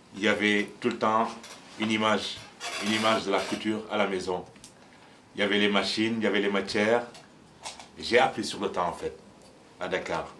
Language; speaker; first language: French; non-native, local second language; Wolof